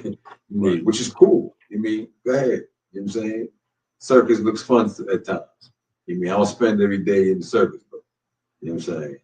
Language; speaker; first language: English; native; English